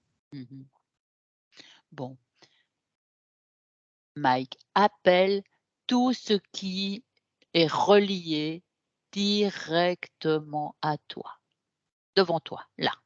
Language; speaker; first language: French; native; French